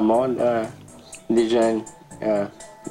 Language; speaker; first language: French; non-native, local second language; English